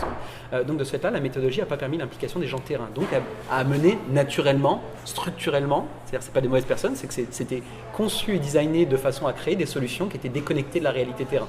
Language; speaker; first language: French; native; French